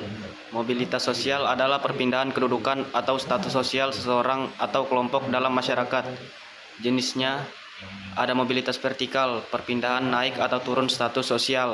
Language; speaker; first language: Indonesian; native; Indonesian